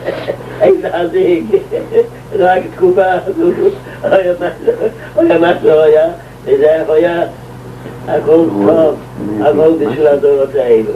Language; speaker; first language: Hebrew; non-native, local second language; Yiddish